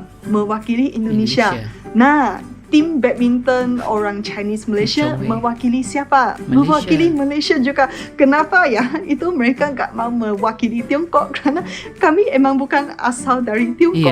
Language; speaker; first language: Indonesian; non-native, fluent; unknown